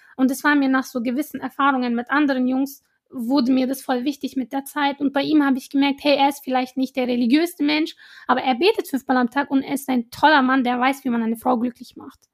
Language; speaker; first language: German; early bilingual, other home language; Arabic